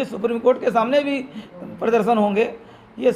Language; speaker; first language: Hindi; native; Hindi